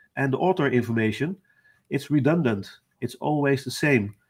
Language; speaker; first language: English; non-native, fluent; Dutch